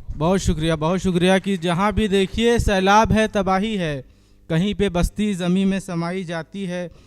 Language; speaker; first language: Urdu; native; Urdu